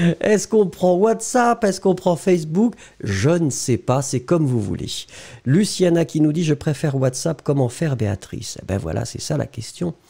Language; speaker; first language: French; native; French